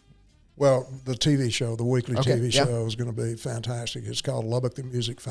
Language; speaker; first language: English; native; English